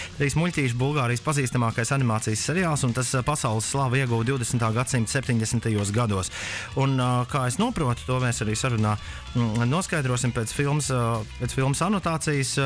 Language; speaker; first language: Latvian; native; Latvian